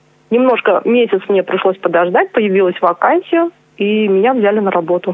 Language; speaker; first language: Russian; non-native, local second language; Chuvash